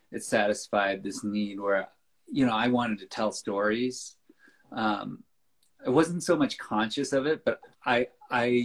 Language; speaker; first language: English; native; English